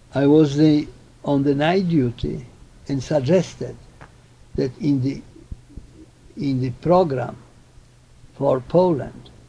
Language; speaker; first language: English; non-native, fluent; Polish